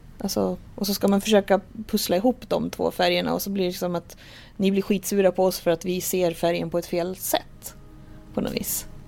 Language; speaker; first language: Swedish; native; Swedish